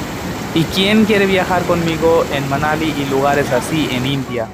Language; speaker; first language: Spanish; non-native, learner; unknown